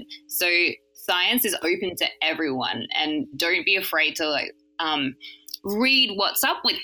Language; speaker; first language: English; native; English